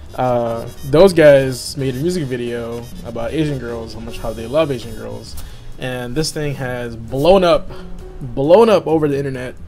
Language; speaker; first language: English; native; English